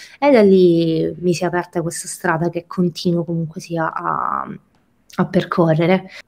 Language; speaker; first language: Italian; native; Italian